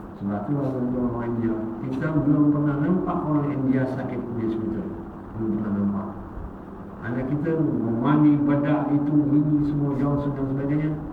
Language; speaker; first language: Malay; native; Malay